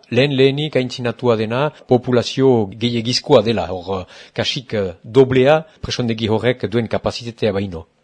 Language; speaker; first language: Basque; native; Basque